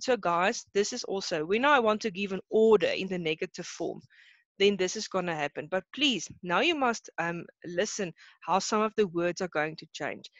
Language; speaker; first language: English; non-native, local second language; Afrikaans